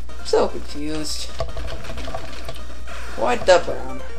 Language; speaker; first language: English; native; English